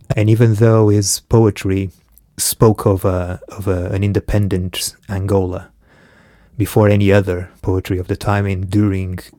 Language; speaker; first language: English; early bilingual, other home language; Portuguese